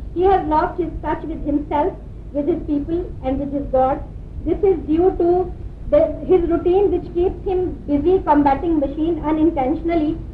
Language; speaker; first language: English; non-native, local second language; Urdu